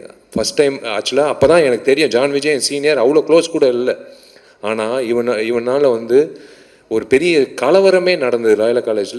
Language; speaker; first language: Tamil; native; Tamil